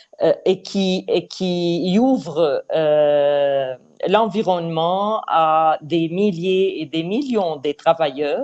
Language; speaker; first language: French; non-native, fluent; Arabic